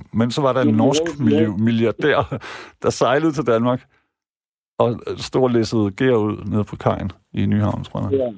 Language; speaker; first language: Danish; native; Danish